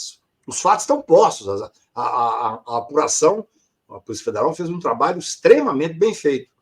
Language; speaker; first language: Portuguese; native; Portuguese